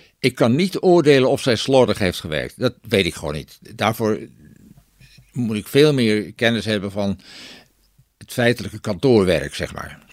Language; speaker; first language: Dutch; native; Dutch